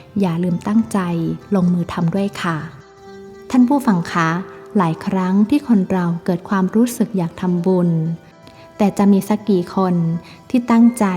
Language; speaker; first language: Thai; native; Thai